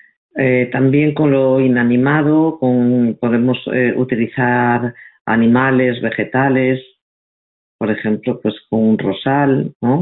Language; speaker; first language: Spanish; native; Spanish